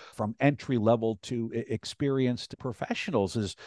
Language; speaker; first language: English; native; English